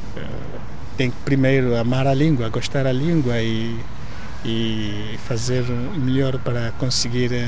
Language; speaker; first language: Portuguese; non-native, fluent; Igbo